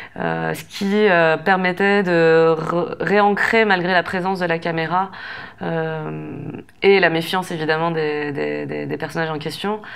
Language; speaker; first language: French; native; French